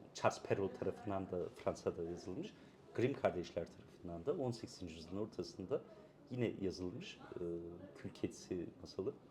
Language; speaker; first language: Turkish; non-native, local second language; Kurdish